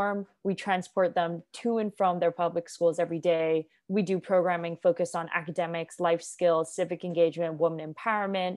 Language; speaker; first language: English; non-native, local second language; Cantonese